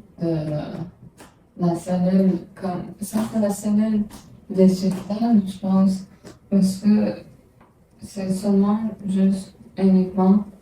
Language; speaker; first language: French; non-native, learner; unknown